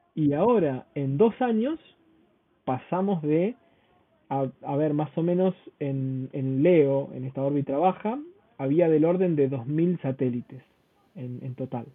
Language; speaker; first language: Spanish; native; Spanish